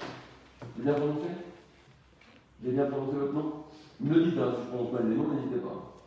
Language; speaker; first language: French; native; French